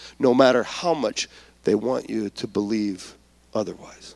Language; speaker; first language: English; native; English